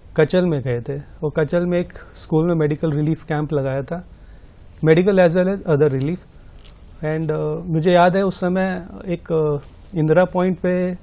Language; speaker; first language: Hindi; native; Hindi